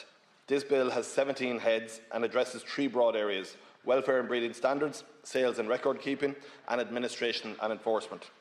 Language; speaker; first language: English; native; English